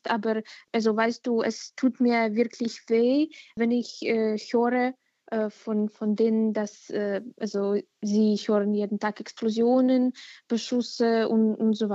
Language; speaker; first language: German; non-native, fluent; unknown